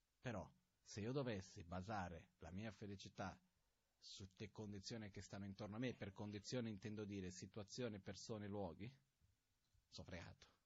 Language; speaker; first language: Italian; non-native, fluent; Portuguese